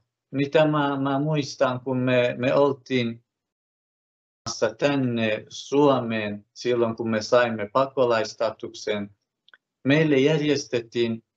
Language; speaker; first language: Finnish; non-native, fluent; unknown